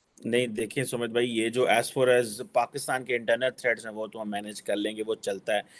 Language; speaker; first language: Urdu; non-native, local second language; Punjabi